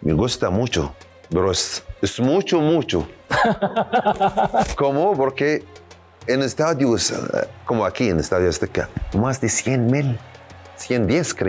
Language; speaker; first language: Spanish; non-native, learner; Arabic